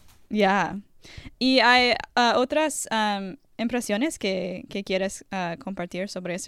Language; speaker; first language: Spanish; non-native, learner; English